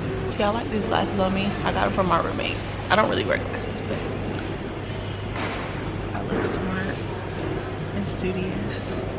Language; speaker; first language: English; native; English